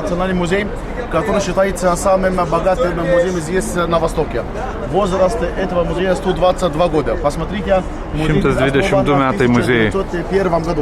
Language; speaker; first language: Russian; non-native, fluent; Arabic